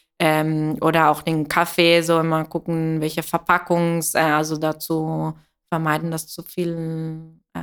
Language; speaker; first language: German; non-native, fluent; Italian